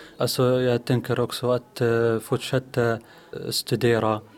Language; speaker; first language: Swedish; non-native, learner; Arabic